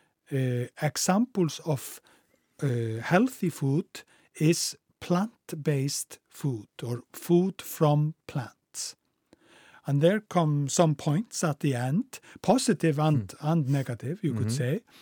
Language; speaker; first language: English; non-native, fluent; Icelandic